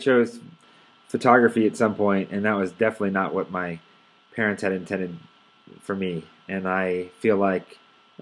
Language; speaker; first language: English; native; English